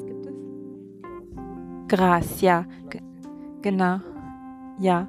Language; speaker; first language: German; non-native, learner; Arabic